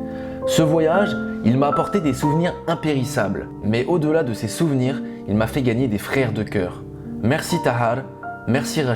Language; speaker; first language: French; native; French